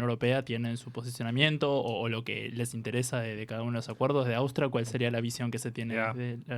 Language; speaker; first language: Spanish; native; Spanish